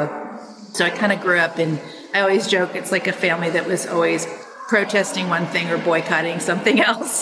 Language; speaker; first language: English; native; English